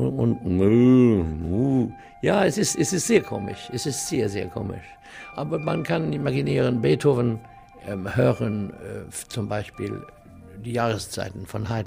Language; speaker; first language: German; non-native, fluent; English